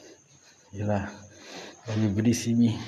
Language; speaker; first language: English; non-native, local second language; Malay